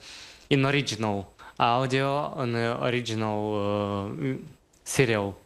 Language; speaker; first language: English; non-native, learner; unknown